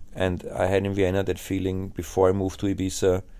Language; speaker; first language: English; non-native, fluent; German